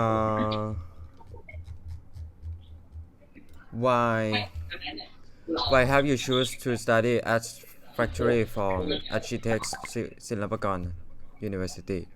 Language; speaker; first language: English; non-native, learner; Thai